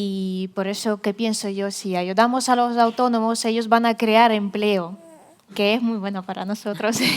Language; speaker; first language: Spanish; non-native, fluent; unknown